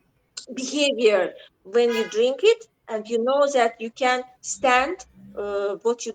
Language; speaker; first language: English; non-native, learner; Azerbaijani